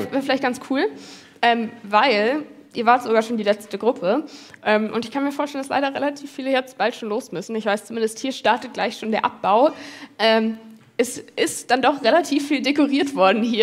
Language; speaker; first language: German; native; German